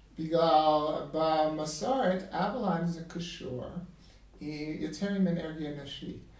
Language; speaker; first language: Hebrew; non-native, fluent; English